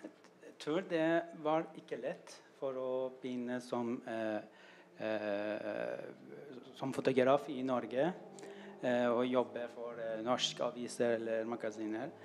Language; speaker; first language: Norwegian; non-native, learner; Persian